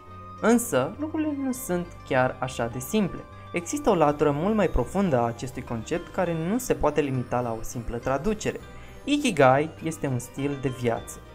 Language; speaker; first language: Romanian; native; Romanian